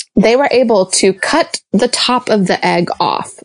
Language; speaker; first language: English; native; English